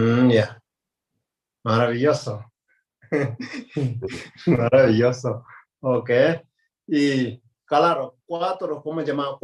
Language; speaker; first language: Spanish; non-native, learner; Tibetan